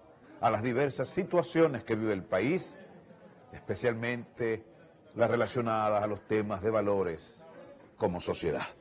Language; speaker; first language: Spanish; native; Spanish